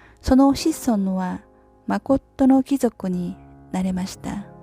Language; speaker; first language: Japanese; non-native, learner; Korean